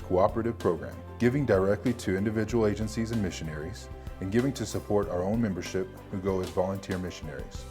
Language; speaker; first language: English; native; English